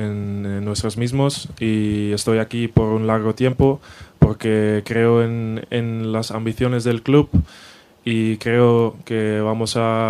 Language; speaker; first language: Spanish; non-native, fluent; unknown